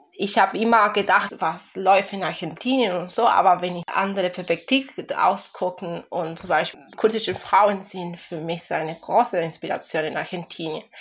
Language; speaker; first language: German; non-native, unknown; Spanish